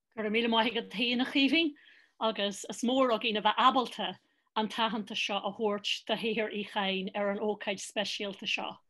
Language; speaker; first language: Irish; native; Irish